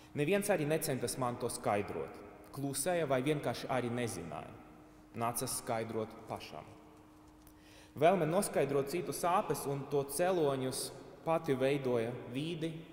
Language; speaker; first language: Latvian; non-native, local second language; Russian